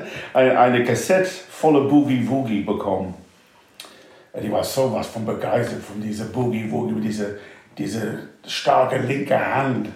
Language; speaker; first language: German; non-native, fluent; English